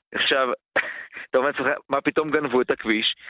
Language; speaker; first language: Hebrew; early bilingual, other home language; Romanian